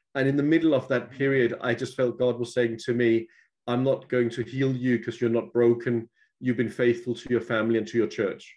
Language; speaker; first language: English; non-native, fluent; Danish